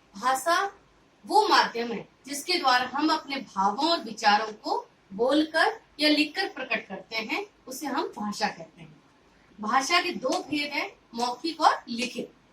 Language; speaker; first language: Hindi; native; Hindi